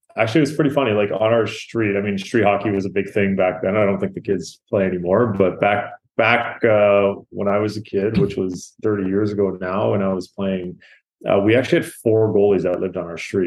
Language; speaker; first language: English; native; English